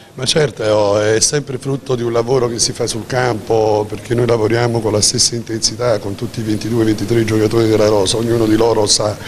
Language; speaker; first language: Italian; native; Italian